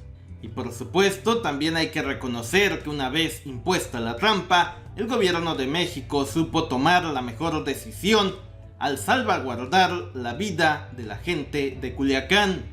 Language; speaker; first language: Spanish; native; Spanish